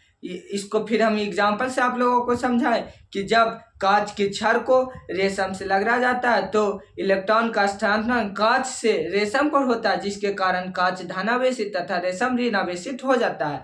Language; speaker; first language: Hindi; native; Hindi